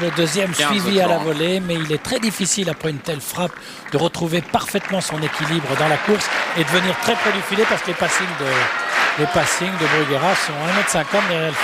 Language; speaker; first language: French; native; French